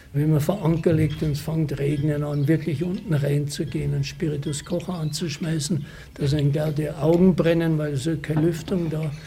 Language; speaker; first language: German; native; German